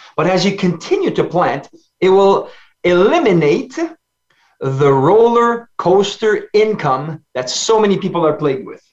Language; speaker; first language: English; non-native, fluent; French